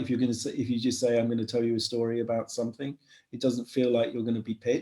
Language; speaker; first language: English; native; English